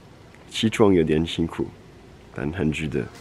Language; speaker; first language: Chinese; non-native, fluent; French